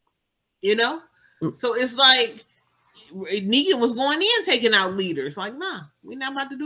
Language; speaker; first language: English; native; English